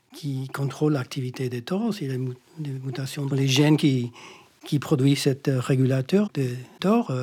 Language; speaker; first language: French; non-native, fluent; English